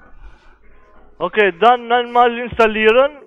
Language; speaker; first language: German; non-native, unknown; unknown